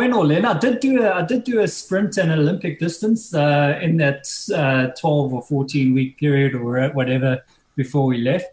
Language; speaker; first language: English; native; English